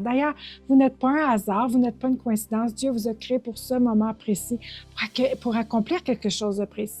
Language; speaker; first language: French; native; French